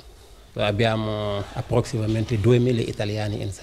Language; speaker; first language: Italian; non-native, fluent; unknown